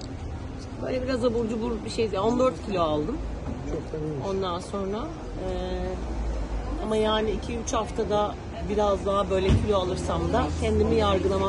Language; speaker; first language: Turkish; native; Turkish